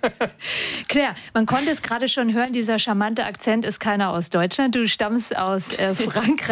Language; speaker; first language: German; native; German